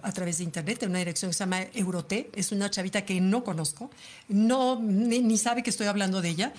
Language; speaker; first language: Spanish; native; Spanish